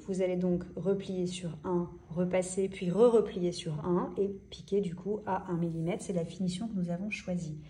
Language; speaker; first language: French; native; French